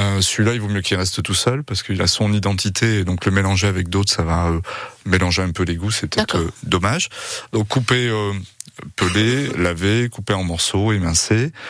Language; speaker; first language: French; native; French